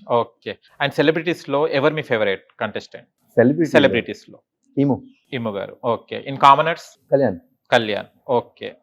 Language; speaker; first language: Telugu; native; Telugu